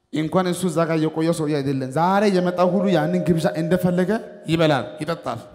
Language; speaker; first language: Amharic; non-native, local second language; Wolaytta